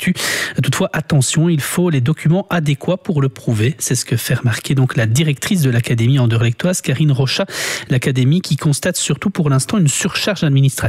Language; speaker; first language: French; native; French